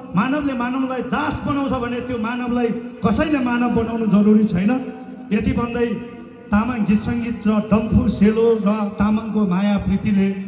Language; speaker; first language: Nepali; non-native, local second language; Eastern Tamang